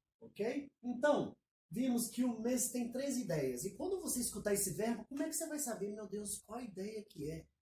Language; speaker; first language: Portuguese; native; Portuguese